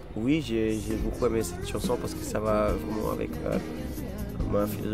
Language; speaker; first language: French; non-native, fluent; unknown